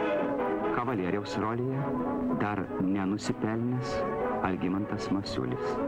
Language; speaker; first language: Lithuanian; native; Lithuanian